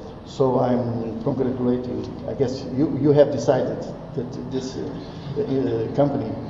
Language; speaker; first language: English; non-native, fluent; Portuguese